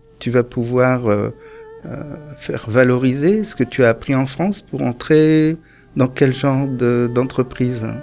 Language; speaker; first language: French; native; French